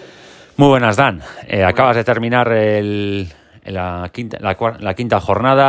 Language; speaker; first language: Spanish; native; Spanish